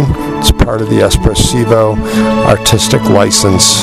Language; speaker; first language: English; native; English